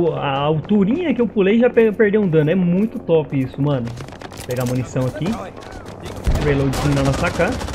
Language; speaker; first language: Portuguese; native; Portuguese